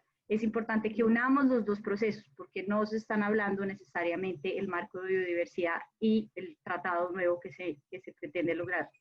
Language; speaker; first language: Spanish; native; Spanish